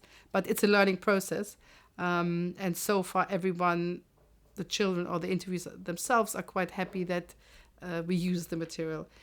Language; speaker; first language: English; non-native, fluent; German